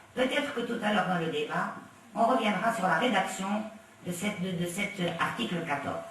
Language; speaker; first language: French; non-native, local second language; Arabic